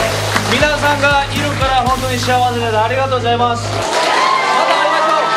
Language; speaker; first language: Japanese; non-native, fluent; Korean